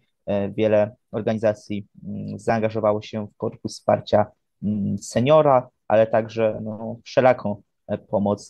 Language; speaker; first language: Polish; native; Polish